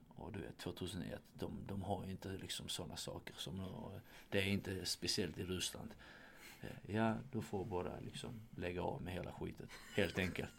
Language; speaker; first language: Swedish; non-native, fluent; Russian